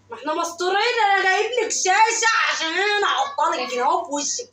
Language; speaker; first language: Arabic; native; Arabic